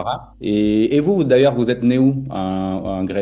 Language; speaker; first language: French; non-native, fluent; Portuguese